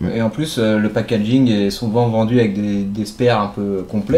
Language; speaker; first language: French; native; French